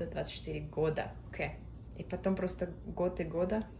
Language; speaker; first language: Russian; early bilingual, heritage; Russian